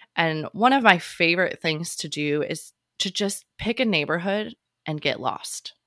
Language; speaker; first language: English; native; English